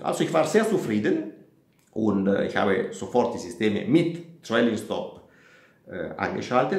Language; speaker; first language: German; non-native, fluent; Italian